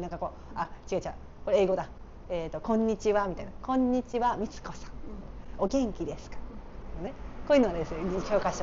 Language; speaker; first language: Japanese; native; Japanese